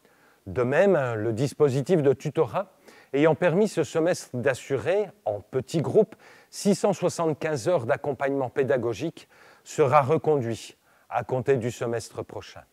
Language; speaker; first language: French; native; French